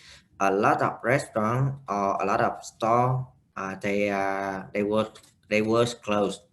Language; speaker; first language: English; non-native, learner; Vietnamese